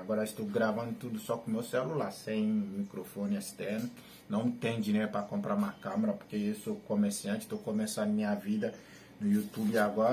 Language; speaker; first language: Portuguese; non-native, learner; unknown